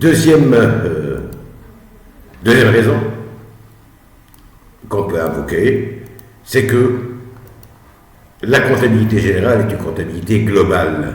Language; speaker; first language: French; non-native, local second language; Arabic